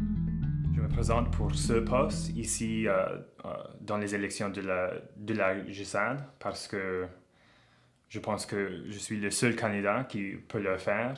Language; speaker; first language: French; non-native, local second language; English